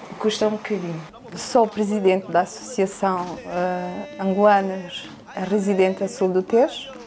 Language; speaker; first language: Portuguese; native; Portuguese